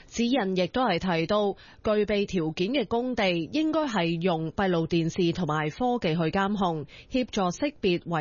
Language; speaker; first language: Cantonese; native; Cantonese